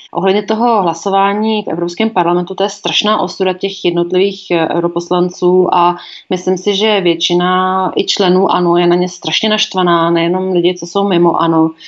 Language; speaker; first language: Czech; native; Czech